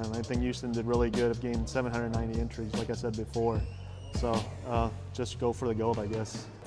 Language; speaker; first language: English; native; English